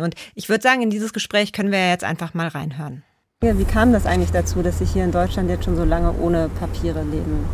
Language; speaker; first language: German; native; German